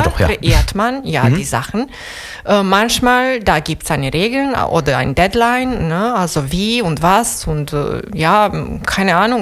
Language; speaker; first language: German; non-native, fluent; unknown